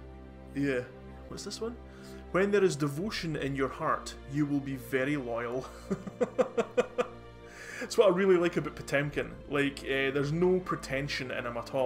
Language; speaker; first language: English; native; English